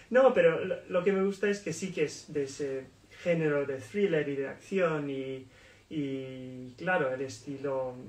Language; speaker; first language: Spanish; non-native, fluent; English